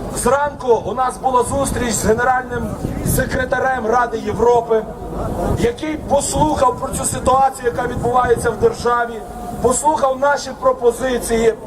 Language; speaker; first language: Ukrainian; native; Ukrainian